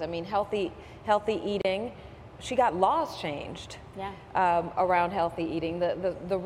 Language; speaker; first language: English; native; English